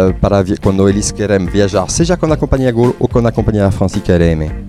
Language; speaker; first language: Portuguese; non-native, fluent; French